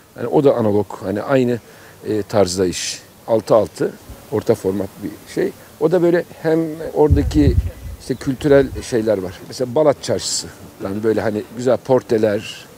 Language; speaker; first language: Turkish; native; Turkish